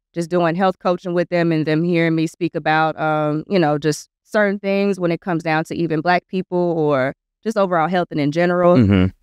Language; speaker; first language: English; native; English